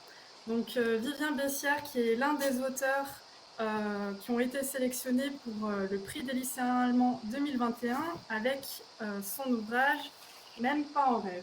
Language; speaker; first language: French; native; French